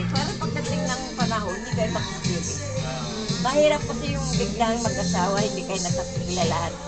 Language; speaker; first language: Filipino; non-native, local second language; Cebuano